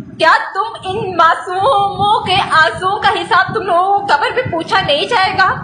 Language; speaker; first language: Urdu; native; Urdu